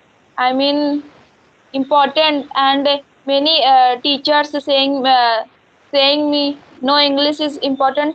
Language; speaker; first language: English; non-native, learner; Hindi